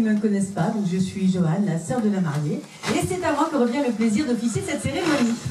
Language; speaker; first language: French; native; French